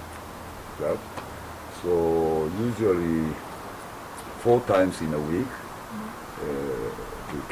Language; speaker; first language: English; non-native, learner; Japanese